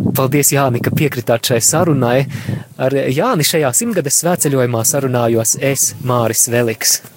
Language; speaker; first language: Latvian; native; Latvian